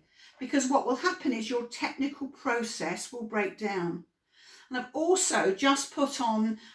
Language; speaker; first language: English; native; English